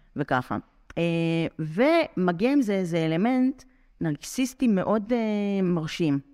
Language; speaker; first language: Hebrew; native; Hebrew